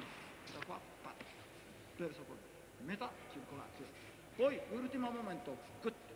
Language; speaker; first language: Italian; non-native, learner; Japanese